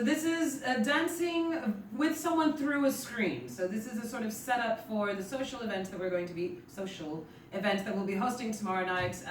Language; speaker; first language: English; native; English